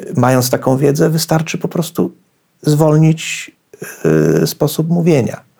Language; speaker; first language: Polish; native; Polish